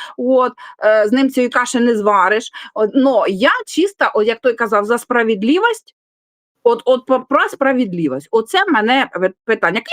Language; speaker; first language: Ukrainian; non-native, local second language; Russian